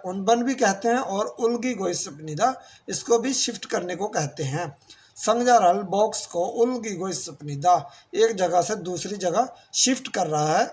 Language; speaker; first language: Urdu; non-native, local second language; Punjabi